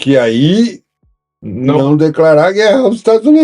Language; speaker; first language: Portuguese; native; Portuguese